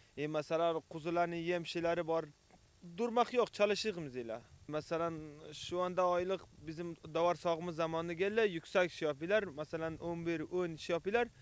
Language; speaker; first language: Turkish; non-native, learner; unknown